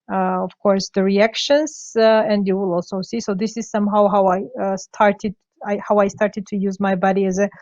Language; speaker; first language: English; non-native, fluent; Georgian